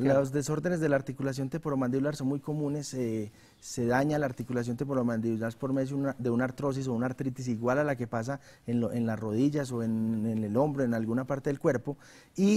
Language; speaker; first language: Spanish; native; Spanish